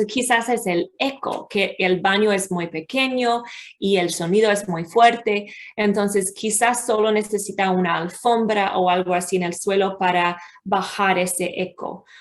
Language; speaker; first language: Spanish; non-native, fluent; English